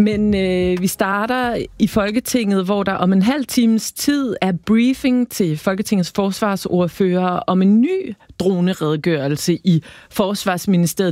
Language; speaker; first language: Danish; native; Danish